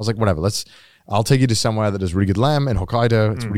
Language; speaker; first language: English; native; English